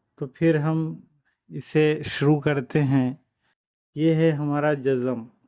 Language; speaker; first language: Urdu; native; Urdu